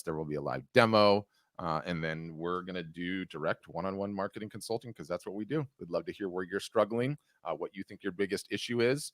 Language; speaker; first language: English; native; English